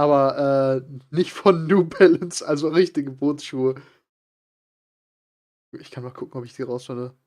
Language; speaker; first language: German; native; German